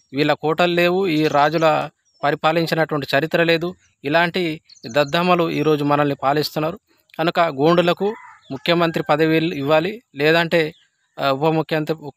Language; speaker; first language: Telugu; non-native, local second language; Gondi